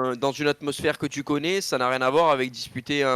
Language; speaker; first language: French; native; French